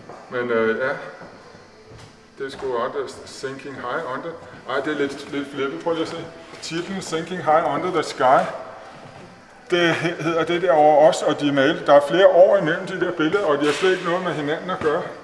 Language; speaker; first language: Danish; native; Danish